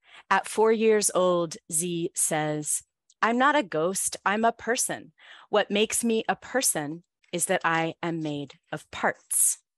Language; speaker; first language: English; native; English